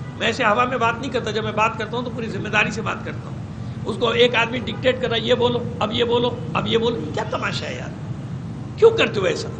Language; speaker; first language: Urdu; native; Urdu